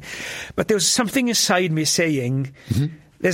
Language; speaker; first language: English; non-native, local second language; Welsh